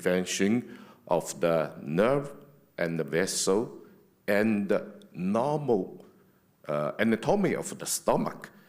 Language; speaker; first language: English; non-native, fluent; Chinese